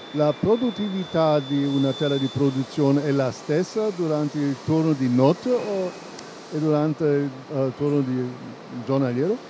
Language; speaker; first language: Italian; non-native, fluent; German